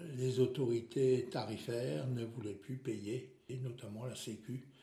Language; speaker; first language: French; non-native, local second language; Swiss German